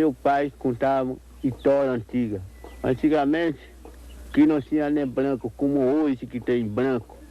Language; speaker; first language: Portuguese; non-native, local second language; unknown